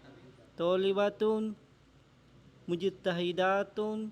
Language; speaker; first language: Arabic; non-native, learner; Indonesian